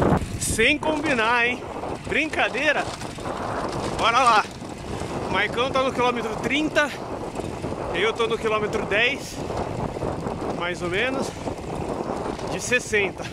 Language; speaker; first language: Portuguese; native; Portuguese